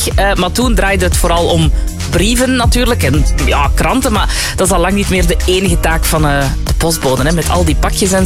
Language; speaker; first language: Dutch; native; Dutch